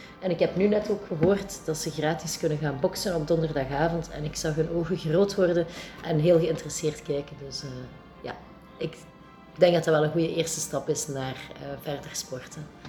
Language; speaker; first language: Dutch; native; Dutch